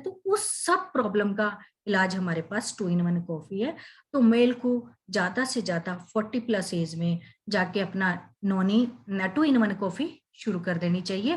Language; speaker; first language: Hindi; native; Hindi